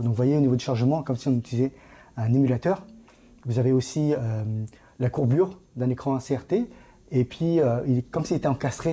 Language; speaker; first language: French; native; French